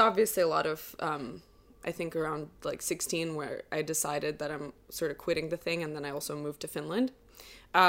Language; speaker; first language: English; non-native, fluent; Russian